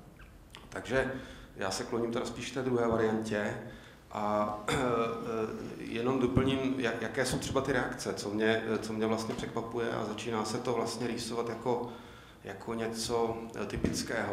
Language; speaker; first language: Czech; native; Czech